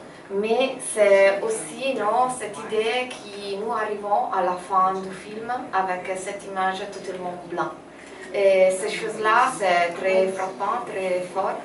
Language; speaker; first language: French; non-native, fluent; Italian